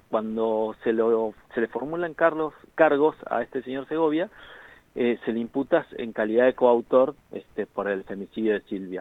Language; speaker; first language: Spanish; native; Spanish